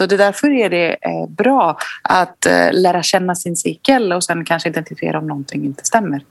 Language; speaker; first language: Swedish; non-native, fluent; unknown